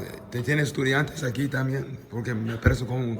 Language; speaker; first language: Spanish; non-native, learner; English